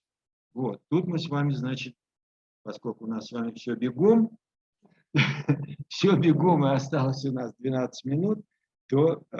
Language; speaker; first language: Russian; native; Russian